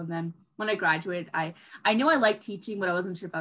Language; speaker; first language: English; native; English